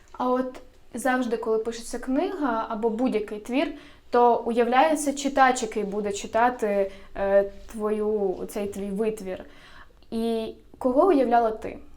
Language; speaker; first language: Ukrainian; native; Ukrainian